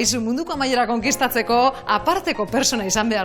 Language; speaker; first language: Basque; native; Basque